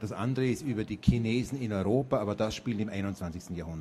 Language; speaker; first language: German; native; German